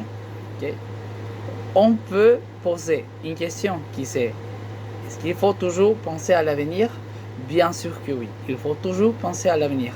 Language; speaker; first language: French; non-native, learner; Spanish